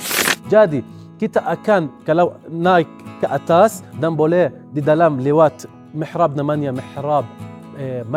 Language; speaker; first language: Indonesian; non-native, learner; Arabic